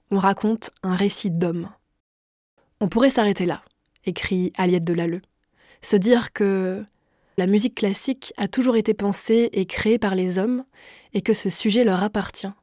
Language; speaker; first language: French; native; French